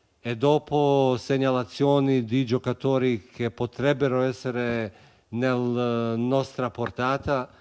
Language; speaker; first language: Italian; non-native, fluent; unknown